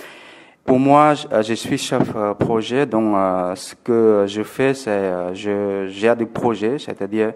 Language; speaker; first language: French; non-native, fluent; Khmer